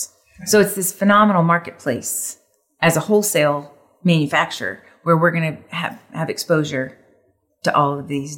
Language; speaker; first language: English; native; English